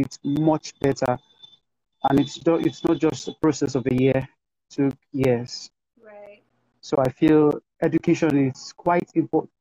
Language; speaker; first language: English; non-native, local second language; Yoruba